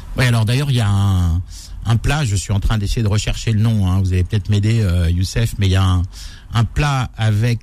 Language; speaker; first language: French; native; French